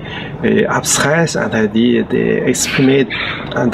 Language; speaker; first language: French; non-native, learner; Chinese